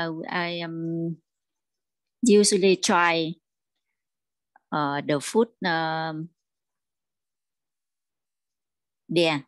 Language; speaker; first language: English; non-native, learner; Vietnamese